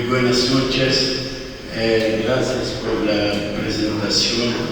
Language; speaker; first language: Spanish; non-native, fluent; Arabic